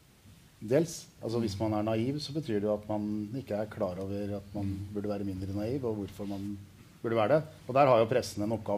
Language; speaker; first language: Norwegian; native; Norwegian